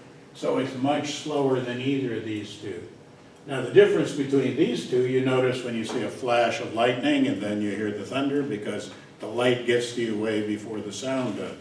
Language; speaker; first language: English; native; English